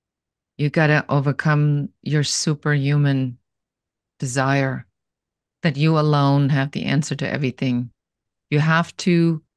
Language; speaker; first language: English; non-native, fluent; German